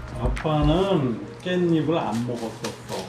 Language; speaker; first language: Korean; native; Korean